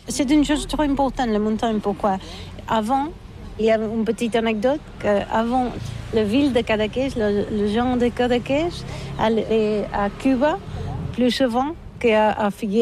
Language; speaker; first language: French; non-native, learner; Catalan